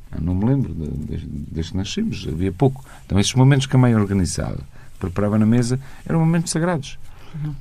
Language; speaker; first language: Portuguese; non-native, fluent; Bosnian